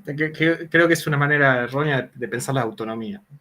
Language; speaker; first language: Spanish; native; Spanish